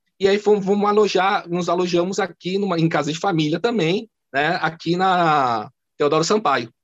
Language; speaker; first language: Portuguese; early bilingual, other home language; Chinese